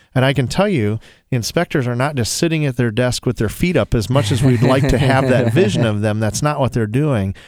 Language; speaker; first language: English; native; English